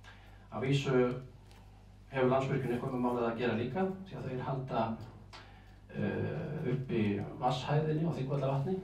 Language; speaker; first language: Icelandic; native; Icelandic